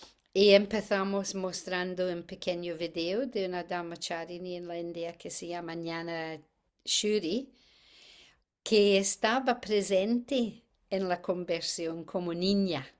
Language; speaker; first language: Spanish; non-native, fluent; English